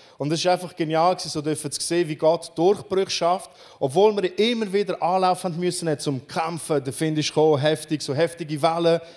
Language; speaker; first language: German; non-native, fluent; Romanian